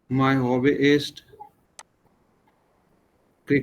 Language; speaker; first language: German; non-native, learner; Urdu